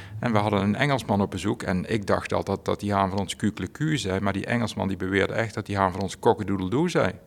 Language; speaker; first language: Dutch; native; Dutch